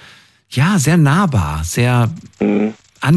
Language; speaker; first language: German; native; German